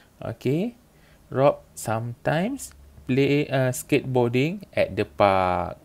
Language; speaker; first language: English; non-native, local second language; Malay